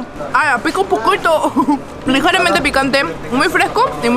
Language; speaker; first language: Spanish; native; Spanish